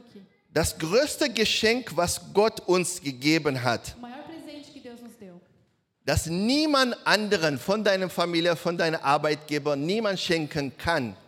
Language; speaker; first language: German; non-native, learner; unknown